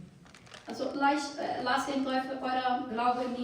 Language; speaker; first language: German; non-native, learner; Portuguese